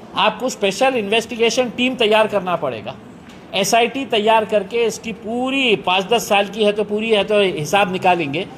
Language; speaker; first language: Hindi; non-native, local second language; Marathi